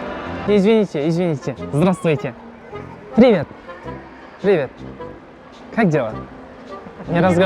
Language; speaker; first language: Russian; non-native, local second language; Kazakh